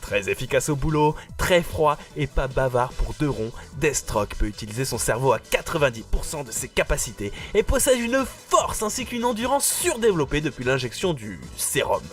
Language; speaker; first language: French; native; French